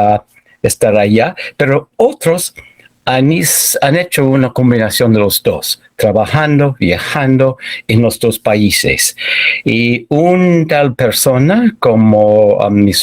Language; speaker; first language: Spanish; non-native, fluent; English